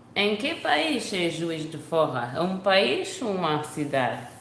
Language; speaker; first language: Portuguese; non-native, learner; French